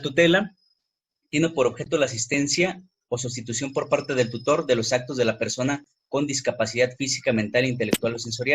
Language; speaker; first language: Spanish; native; Spanish